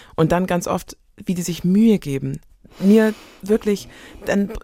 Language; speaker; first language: German; native; German